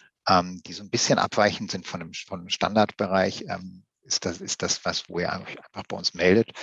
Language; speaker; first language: German; native; German